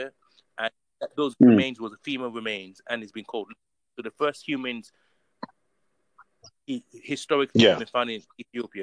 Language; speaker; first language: English; non-native, local second language; Yoruba